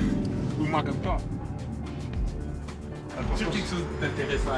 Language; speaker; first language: French; native; French